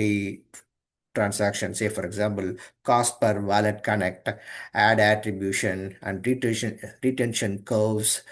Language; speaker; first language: English; non-native, local second language; Tamil